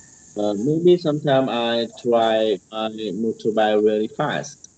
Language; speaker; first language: English; non-native, learner; Vietnamese